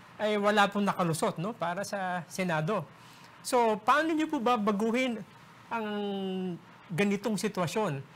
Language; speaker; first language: Filipino; native; Filipino